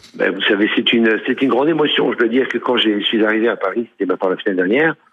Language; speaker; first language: French; native; French